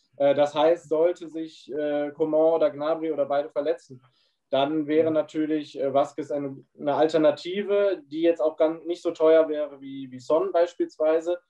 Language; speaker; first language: German; native; German